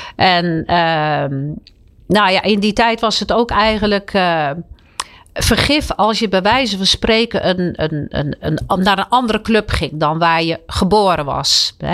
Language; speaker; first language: Dutch; native; Dutch